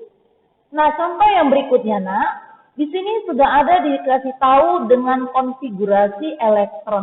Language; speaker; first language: Indonesian; native; Indonesian